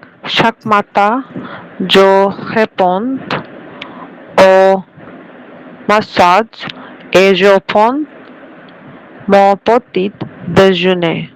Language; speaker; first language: French; non-native, learner; Bangla